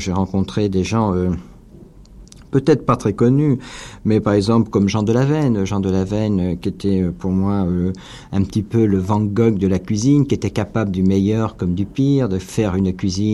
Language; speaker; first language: French; native; French